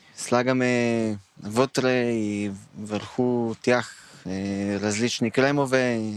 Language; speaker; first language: Bulgarian; non-native, learner; Hebrew